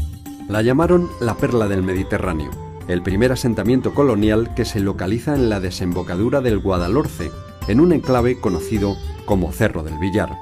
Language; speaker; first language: Spanish; native; Spanish